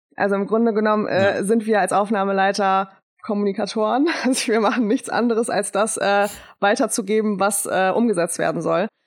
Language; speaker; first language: German; early bilingual, other home language; Turkish